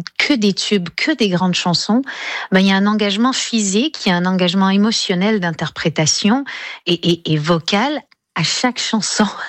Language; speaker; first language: French; native; French